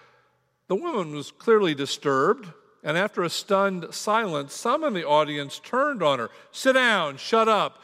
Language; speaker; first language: English; native; English